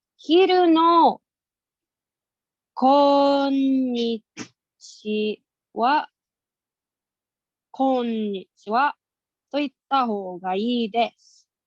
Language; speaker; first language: Japanese; non-native, learner; English